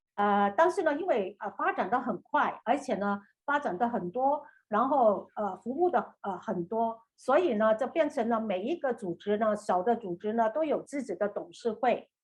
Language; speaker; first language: Chinese; native; Chinese